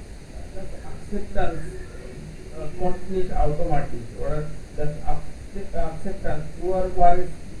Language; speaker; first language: German; non-native, learner; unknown